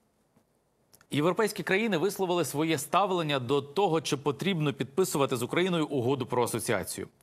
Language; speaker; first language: Ukrainian; native; Ukrainian